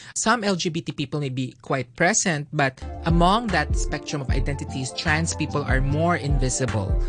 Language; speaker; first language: English; non-native, local second language; Filipino